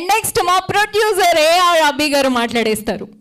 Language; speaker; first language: Telugu; native; Telugu